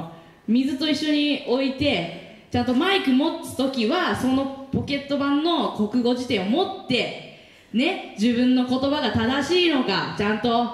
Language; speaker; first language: Japanese; native; Japanese